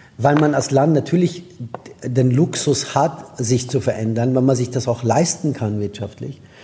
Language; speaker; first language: German; non-native, fluent; Persian